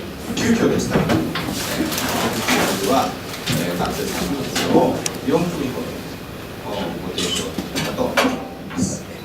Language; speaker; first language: Japanese; native; Japanese